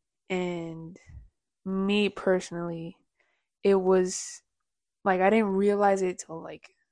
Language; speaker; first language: English; early bilingual, other home language; Spanish